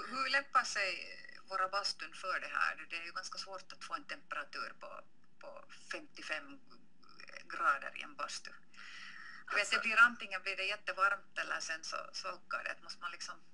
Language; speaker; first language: Swedish; native; Swedish